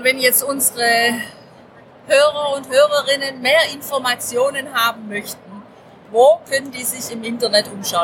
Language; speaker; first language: German; native; German